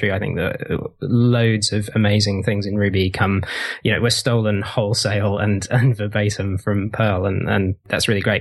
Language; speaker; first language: English; native; English